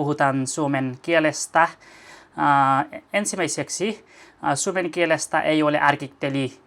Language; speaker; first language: Finnish; non-native, learner; Nepali